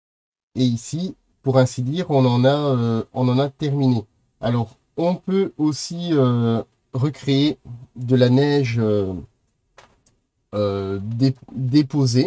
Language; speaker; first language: French; native; French